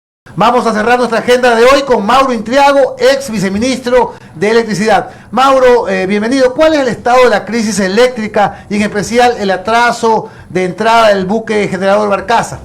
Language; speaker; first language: Spanish; native; Spanish